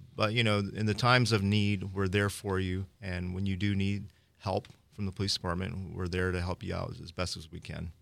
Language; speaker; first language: English; early bilingual, other home language; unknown